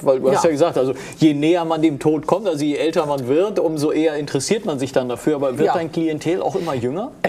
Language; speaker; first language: German; native; German